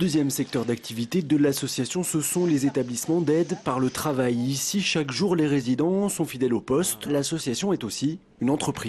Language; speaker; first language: French; native; French